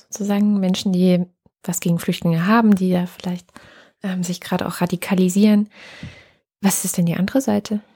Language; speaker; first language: German; native; German